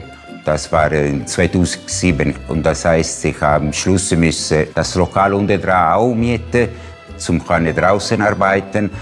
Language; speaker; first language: German; non-native, fluent; Italian